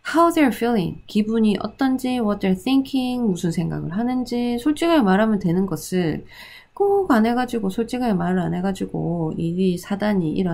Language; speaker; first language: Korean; native; Korean